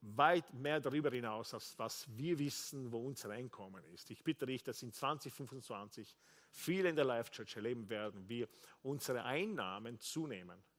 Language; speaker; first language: German; non-native, fluent; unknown